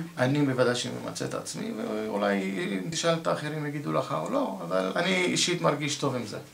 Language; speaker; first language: Hebrew; non-native, local second language; Arabic